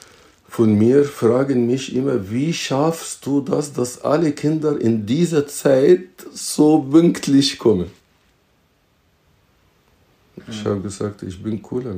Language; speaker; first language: German; non-native, fluent; Arabic